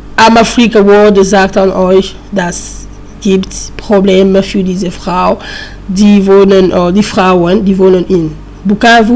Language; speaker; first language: German; non-native, learner; French